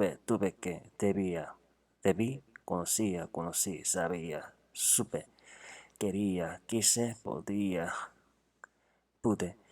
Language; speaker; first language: Spanish; non-native, fluent; Korean